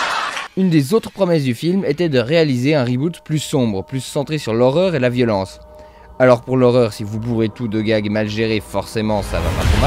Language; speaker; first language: French; native; French